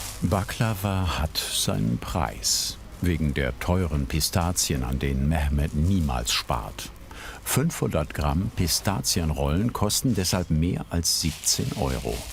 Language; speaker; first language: German; native; German